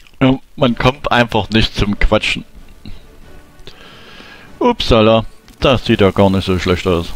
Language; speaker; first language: German; native; German